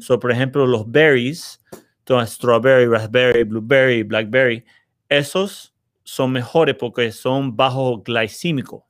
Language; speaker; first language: Spanish; early bilingual, heritage; Spanish